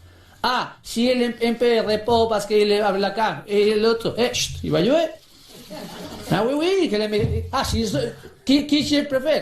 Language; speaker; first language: French; non-native, learner; Spanish